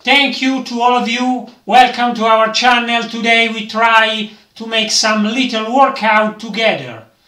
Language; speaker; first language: English; non-native, learner; Italian